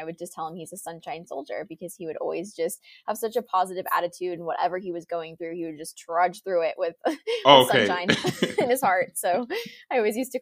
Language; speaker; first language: English; native; English